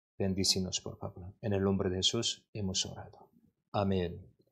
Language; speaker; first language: Spanish; non-native, learner; Korean